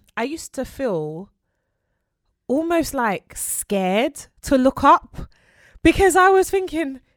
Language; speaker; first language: English; native; English